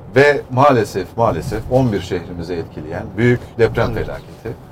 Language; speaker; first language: Turkish; native; Turkish